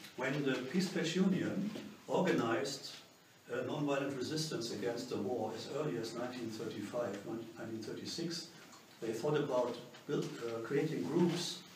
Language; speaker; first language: English; non-native, fluent; German